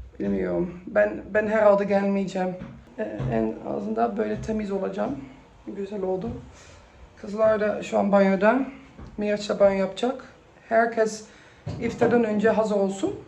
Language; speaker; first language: Turkish; early bilingual, heritage; Turkish